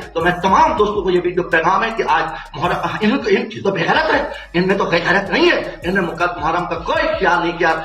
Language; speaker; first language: Urdu; non-native, local second language; Saraiki